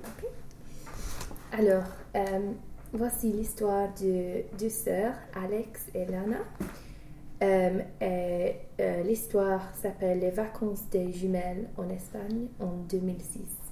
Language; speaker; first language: French; non-native, learner; English